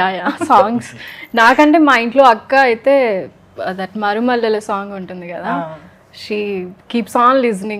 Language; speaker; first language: Telugu; native; Telugu